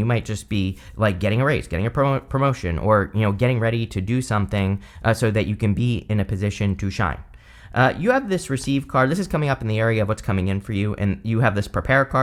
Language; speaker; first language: English; native; English